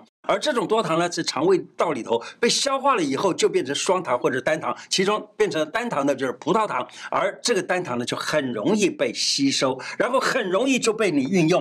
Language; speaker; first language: Chinese; native; Chinese